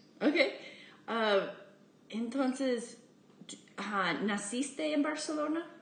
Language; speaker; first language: Spanish; non-native, fluent; English